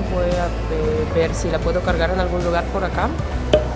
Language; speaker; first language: Spanish; non-native, fluent; Russian